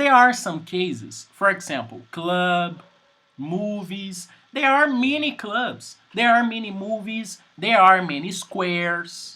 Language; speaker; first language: English; non-native, fluent; Portuguese